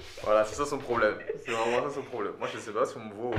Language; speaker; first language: French; native; French